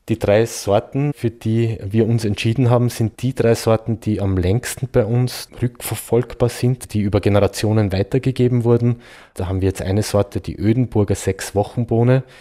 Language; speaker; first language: German; native; German